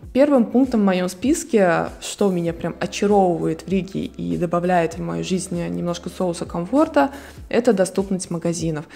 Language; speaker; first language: Russian; native; Russian